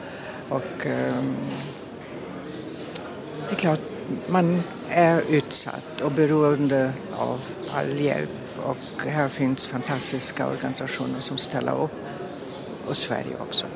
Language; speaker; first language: Swedish; non-native, fluent; German